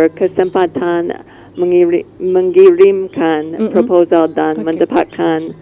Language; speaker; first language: Indonesian; non-native, learner; English